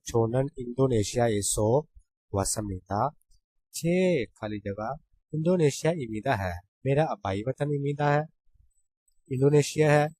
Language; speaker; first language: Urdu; native; Urdu